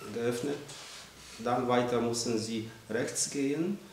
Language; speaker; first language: German; non-native, learner; Polish